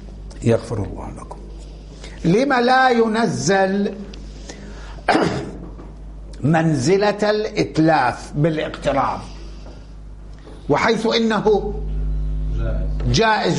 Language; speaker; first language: Arabic; native; Arabic